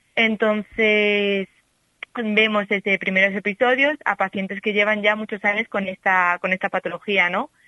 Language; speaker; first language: Spanish; native; Spanish